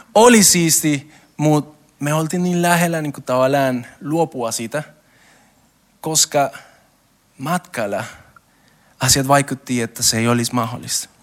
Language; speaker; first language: Finnish; non-native, learner; Spanish